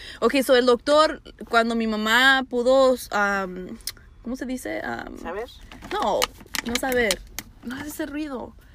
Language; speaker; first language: Spanish; early bilingual, heritage; Spanish